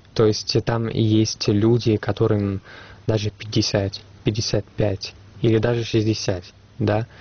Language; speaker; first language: Russian; non-native, fluent; Italian